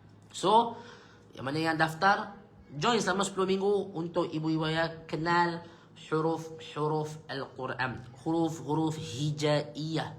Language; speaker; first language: Malay; native; Malay